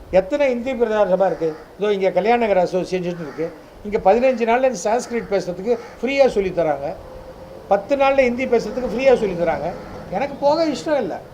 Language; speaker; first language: Tamil; native; Tamil